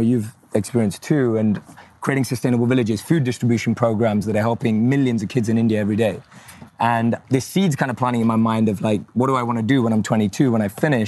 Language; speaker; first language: English; native; English